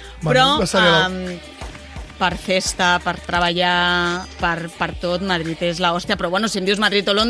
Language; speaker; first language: Catalan; native; Catalan